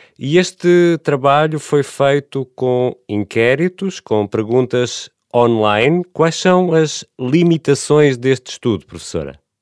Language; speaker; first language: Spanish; non-native, learner; Portuguese